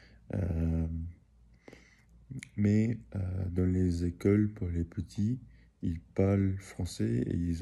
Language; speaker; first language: French; early bilingual, heritage; English